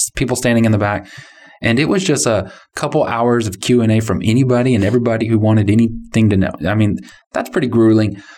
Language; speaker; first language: English; native; English